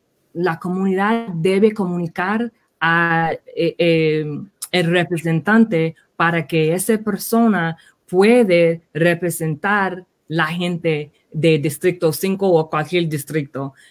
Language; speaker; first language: Spanish; early bilingual, heritage; Spanish